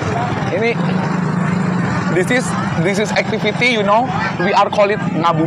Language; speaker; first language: English; non-native, learner; Indonesian